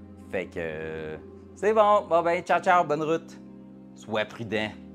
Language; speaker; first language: French; native; French